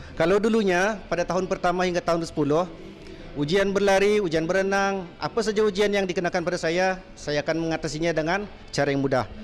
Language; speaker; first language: Malay; native; Malay